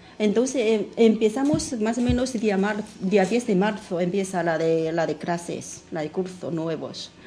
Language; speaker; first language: Spanish; non-native, learner; Chinese